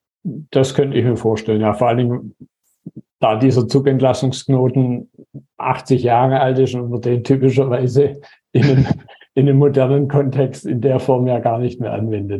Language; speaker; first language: German; native; German